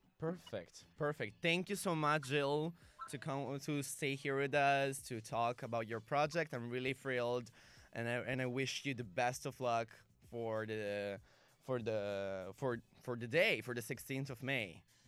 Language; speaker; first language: English; non-native, fluent; Italian